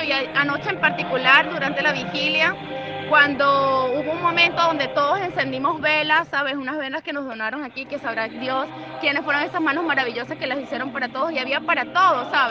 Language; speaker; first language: Spanish; native; Spanish